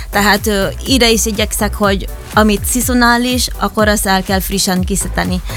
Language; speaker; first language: Hungarian; non-native, fluent; Filipino